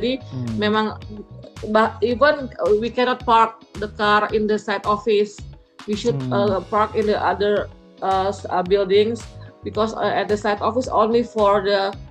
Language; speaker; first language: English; non-native, fluent; Indonesian